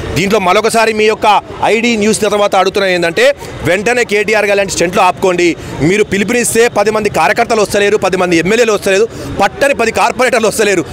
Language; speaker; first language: Telugu; non-native, local second language; Urdu